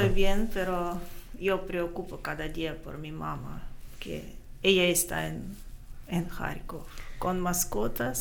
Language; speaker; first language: Spanish; non-native, learner; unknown